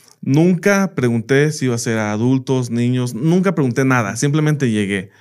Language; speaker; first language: Spanish; early bilingual, heritage; Spanish